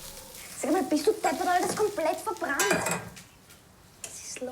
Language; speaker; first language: German; native; German